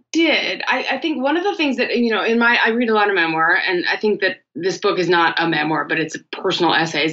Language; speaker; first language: English; native; English